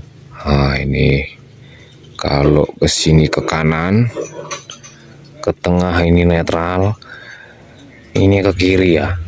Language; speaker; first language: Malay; non-native, local second language; Javanese